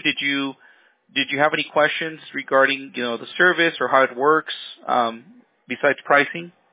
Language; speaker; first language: English; early bilingual, other home language; Spanish